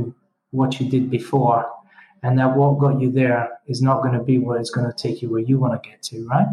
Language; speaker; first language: English; non-native, fluent; Italian